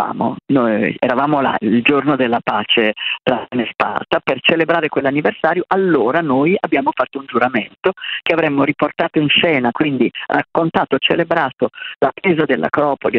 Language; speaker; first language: Italian; native; Italian